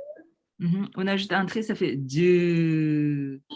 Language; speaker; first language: French; non-native, fluent; Korean